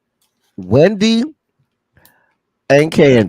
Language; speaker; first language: English; native; English